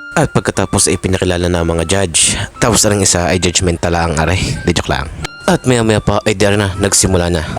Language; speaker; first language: Filipino; native; Filipino